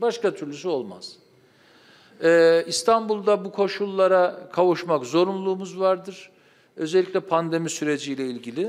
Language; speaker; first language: Turkish; native; Turkish